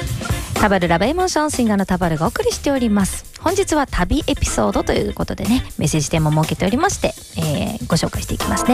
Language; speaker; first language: Japanese; native; Japanese